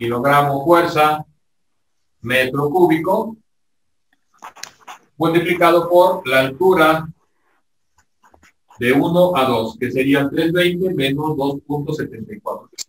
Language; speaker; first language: Spanish; native; Spanish